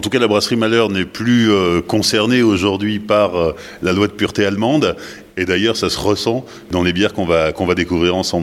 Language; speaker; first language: French; native; French